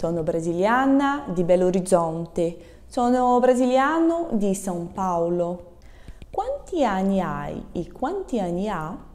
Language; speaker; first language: Italian; non-native, fluent; Portuguese